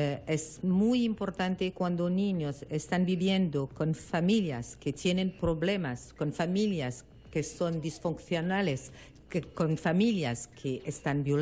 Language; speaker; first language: Spanish; non-native, learner; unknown